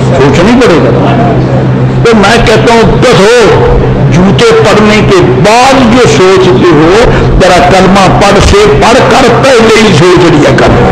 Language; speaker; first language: Urdu; non-native, local second language; Punjabi